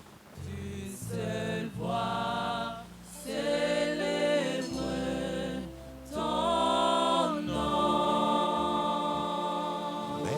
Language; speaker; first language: French; non-native, local second language; Lingala